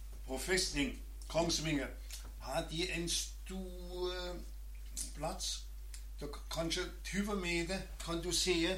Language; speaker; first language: Norwegian; non-native, learner; German